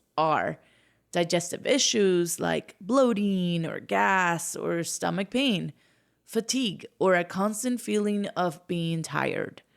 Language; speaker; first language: English; non-native, fluent; Spanish